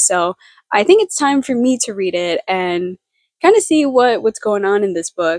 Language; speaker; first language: English; native; English